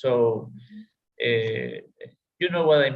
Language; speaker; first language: English; non-native, learner; Spanish